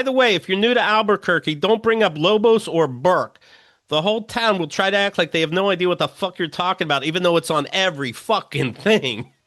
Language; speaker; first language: English; native; English